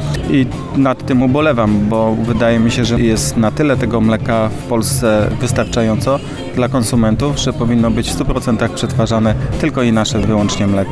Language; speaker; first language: Polish; native; Polish